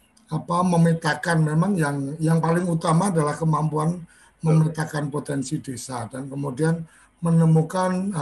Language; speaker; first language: Malay; native; Malay